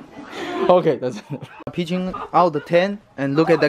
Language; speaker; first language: English; non-native, fluent; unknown